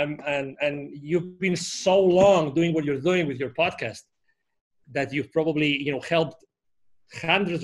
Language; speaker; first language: English; non-native, fluent; Spanish